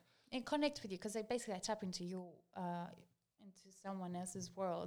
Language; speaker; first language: English; non-native, fluent; Greek